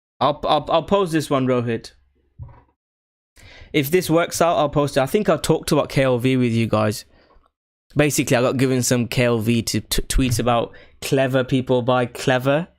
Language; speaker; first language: English; native; English